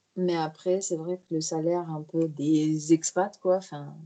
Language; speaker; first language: French; native; French